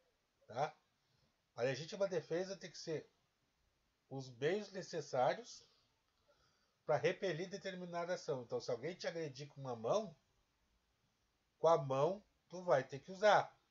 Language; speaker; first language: Portuguese; native; Portuguese